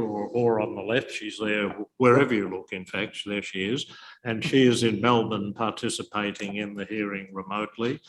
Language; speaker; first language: English; native; English